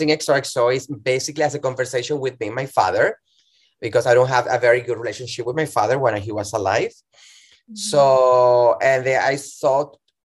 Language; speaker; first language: English; non-native, fluent; Spanish